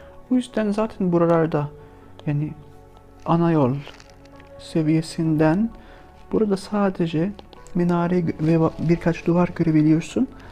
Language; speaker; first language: Turkish; non-native, fluent; Arabic